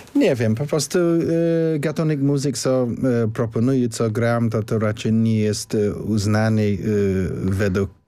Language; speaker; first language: Polish; non-native, learner; English